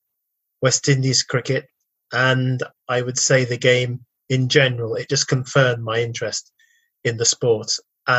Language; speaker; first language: English; native; English